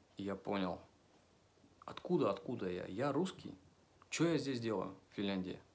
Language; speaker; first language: Russian; native; Russian